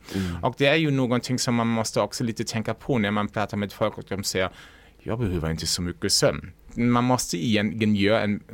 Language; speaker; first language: Swedish; non-native, fluent; German